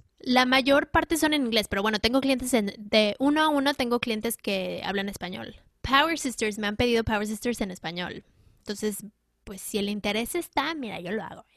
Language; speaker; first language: Spanish; native; Spanish